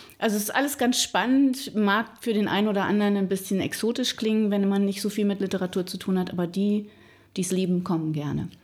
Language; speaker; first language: German; native; German